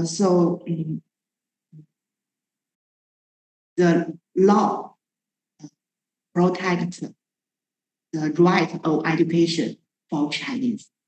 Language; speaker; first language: English; non-native, learner; Chinese